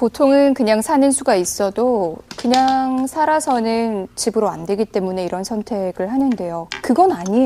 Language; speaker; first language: Korean; native; Korean